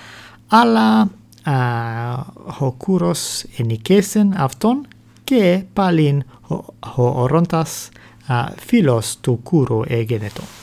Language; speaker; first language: Greek; non-native, fluent; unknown